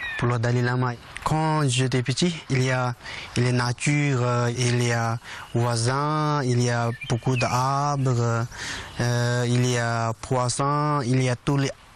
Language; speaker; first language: French; non-native, learner; Tibetan